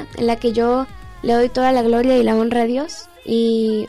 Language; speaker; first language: Spanish; native; Spanish